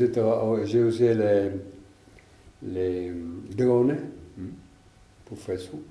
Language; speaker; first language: French; non-native, learner; Italian